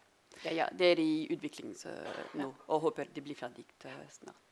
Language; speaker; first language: Norwegian; non-native, fluent; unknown